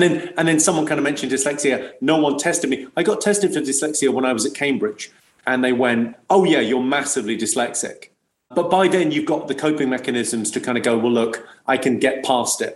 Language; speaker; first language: English; native; English